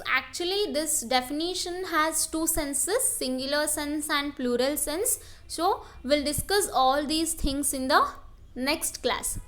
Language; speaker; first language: English; non-native, local second language; Kannada